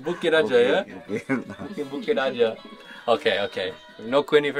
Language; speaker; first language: Indonesian; non-native, learner; English